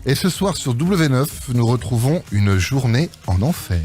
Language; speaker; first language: French; native; French